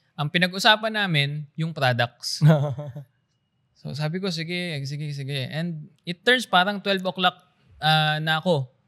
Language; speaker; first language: Filipino; native; Filipino